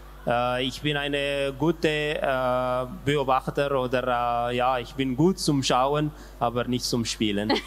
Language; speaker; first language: German; non-native, learner; Tigrinya